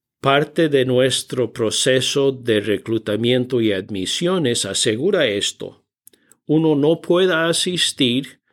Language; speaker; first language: Spanish; non-native, fluent; English